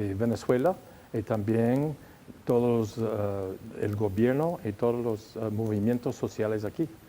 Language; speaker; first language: Spanish; non-native, fluent; English